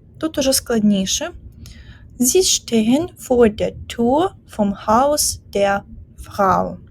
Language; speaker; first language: German; non-native, fluent; Ukrainian